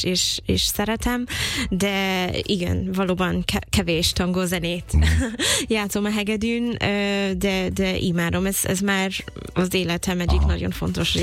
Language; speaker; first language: Hungarian; non-native, fluent; English